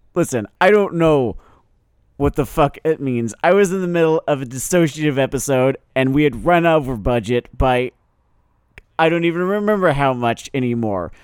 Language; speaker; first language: English; native; English